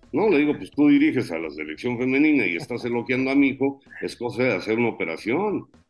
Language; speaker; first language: Spanish; early bilingual, heritage; Spanish